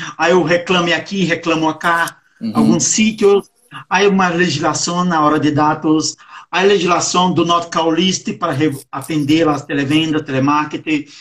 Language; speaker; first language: Portuguese; non-native, learner; Spanish